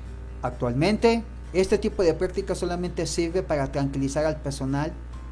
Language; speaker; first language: Spanish; native; Spanish